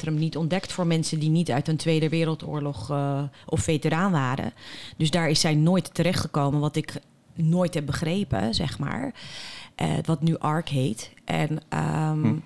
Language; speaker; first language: Dutch; early bilingual, other home language; Bosnian